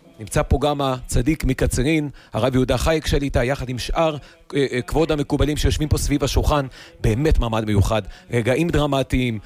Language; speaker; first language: Hebrew; native; Hebrew